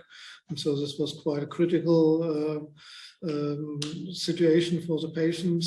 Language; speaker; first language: English; non-native, fluent; German